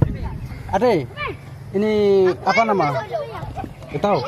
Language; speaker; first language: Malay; non-native, learner; Bangla